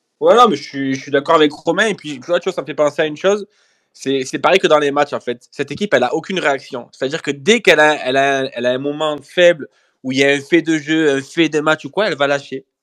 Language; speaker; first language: French; native; French